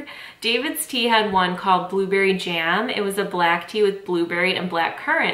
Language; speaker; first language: English; native; English